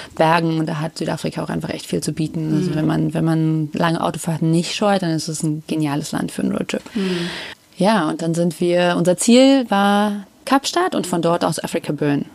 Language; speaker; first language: German; native; German